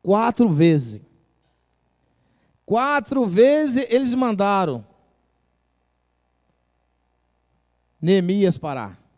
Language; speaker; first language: Portuguese; native; Portuguese